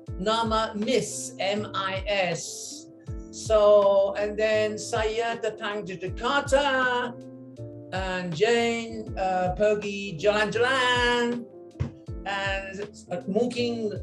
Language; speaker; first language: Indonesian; non-native, learner; English